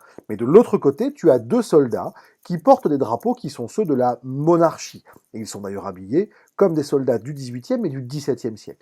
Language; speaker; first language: French; native; French